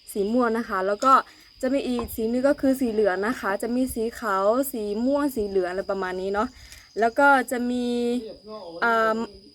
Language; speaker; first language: Thai; non-native, local second language; Akha